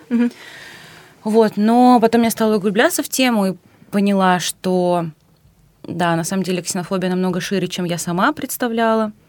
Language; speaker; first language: Russian; native; Russian